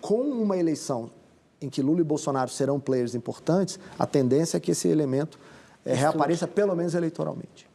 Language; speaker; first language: Portuguese; native; Portuguese